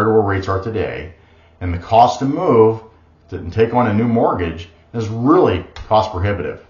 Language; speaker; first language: English; native; English